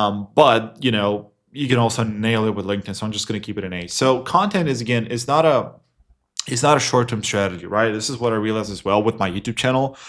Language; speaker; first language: English; non-native, fluent; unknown